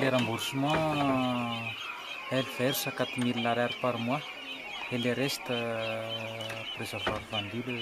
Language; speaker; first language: French; non-native, local second language; Malagasy